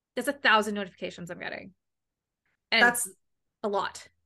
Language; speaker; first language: English; native; English